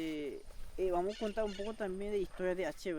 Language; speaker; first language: Spanish; non-native, local second language; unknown